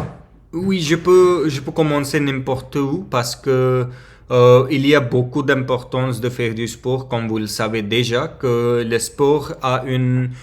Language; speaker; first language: French; non-native, learner; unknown